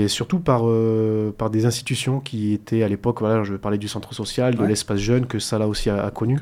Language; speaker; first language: French; early bilingual, other home language; Arabic